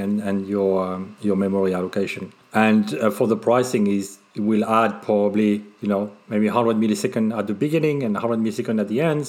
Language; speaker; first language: English; non-native, fluent; French